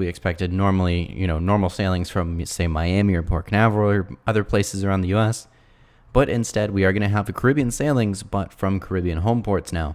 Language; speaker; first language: English; native; English